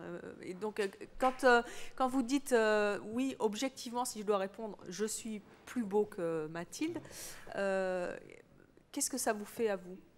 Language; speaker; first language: French; native; French